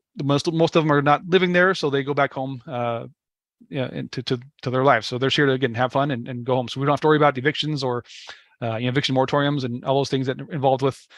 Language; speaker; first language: English; native; English